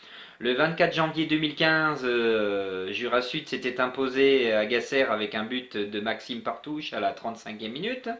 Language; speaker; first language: French; native; French